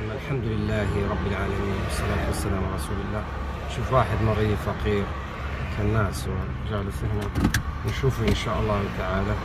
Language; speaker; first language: Arabic; non-native, local second language; Kurdish